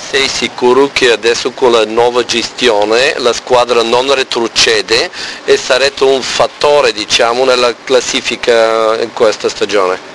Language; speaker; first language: Italian; non-native, fluent; Bulgarian